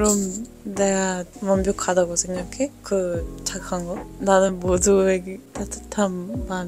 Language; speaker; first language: Korean; non-native, fluent; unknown